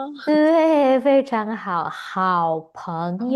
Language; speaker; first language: Chinese; non-native, fluent; Indonesian